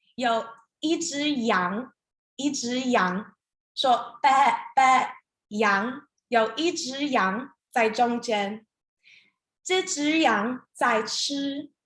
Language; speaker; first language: Chinese; non-native, learner; English